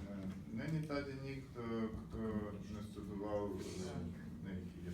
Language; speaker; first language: Czech; non-native, learner; Ukrainian